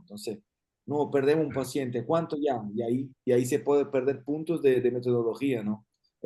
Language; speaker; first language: Spanish; non-native, fluent; Portuguese